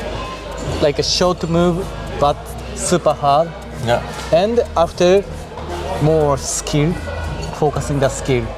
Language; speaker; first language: English; non-native, learner; Japanese